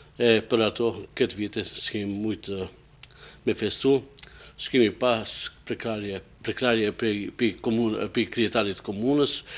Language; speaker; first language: Albanian; non-native, local second language; Romany